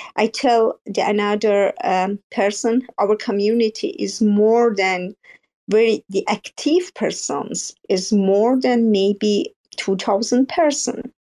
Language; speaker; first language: English; non-native, learner; Persian